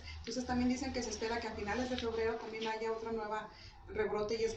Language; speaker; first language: Spanish; native; Spanish